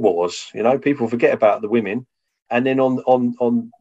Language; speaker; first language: English; native; English